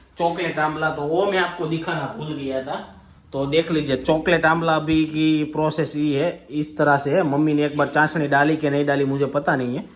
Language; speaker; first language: Hindi; non-native, local second language; Gujarati